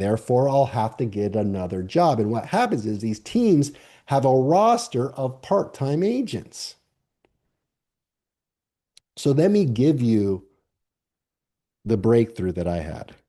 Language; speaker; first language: English; native; English